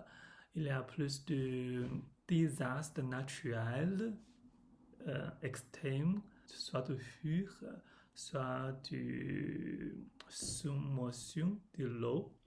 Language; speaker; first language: French; non-native, learner; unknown